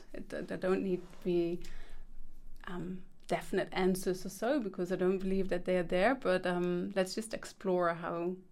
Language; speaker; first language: English; non-native, fluent; Dutch